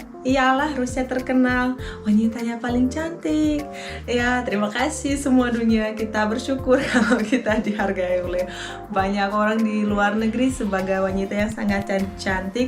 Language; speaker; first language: Indonesian; non-native, fluent; Russian